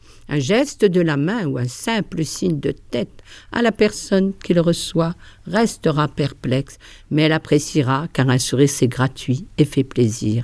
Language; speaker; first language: French; native; French